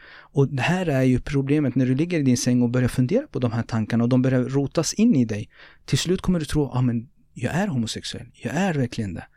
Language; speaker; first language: Swedish; native; Swedish